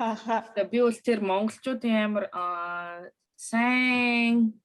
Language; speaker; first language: Mongolian; early bilingual, other home language; Korean